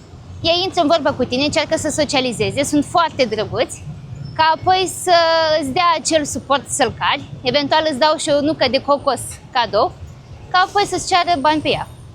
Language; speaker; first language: Romanian; native; Romanian